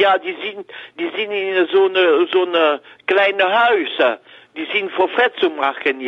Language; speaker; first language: German; non-native, learner; French